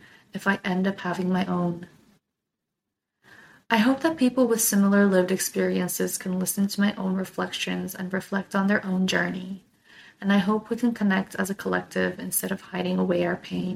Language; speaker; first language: English; non-native, fluent; Korean